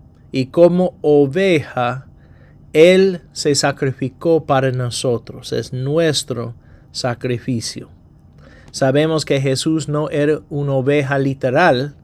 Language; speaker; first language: Spanish; non-native, fluent; English